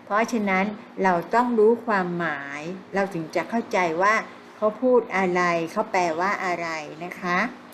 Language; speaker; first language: Thai; native; Thai